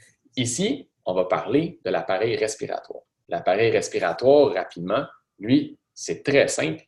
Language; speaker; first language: French; native; French